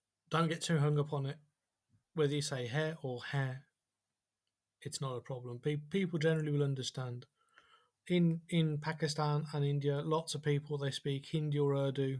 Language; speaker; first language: English; native; English